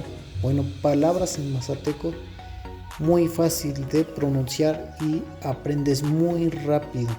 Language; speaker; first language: Spanish; non-native, local second language; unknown